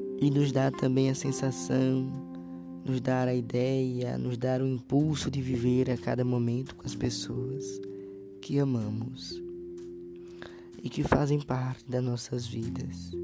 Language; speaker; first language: Portuguese; native; Portuguese